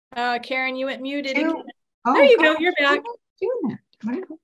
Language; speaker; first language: English; native; English